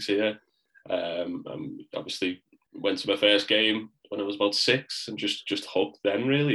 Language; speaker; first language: English; native; English